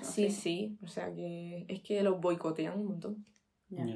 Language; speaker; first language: Spanish; native; Spanish